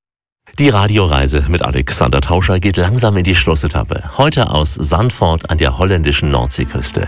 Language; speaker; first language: German; native; German